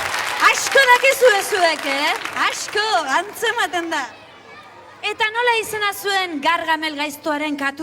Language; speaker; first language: Basque; native; Basque